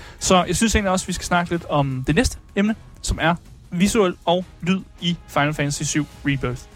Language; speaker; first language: Danish; native; Danish